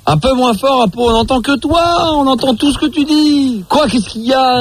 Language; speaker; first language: French; native; French